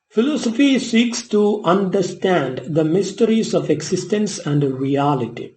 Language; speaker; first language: English; non-native, local second language; Malayalam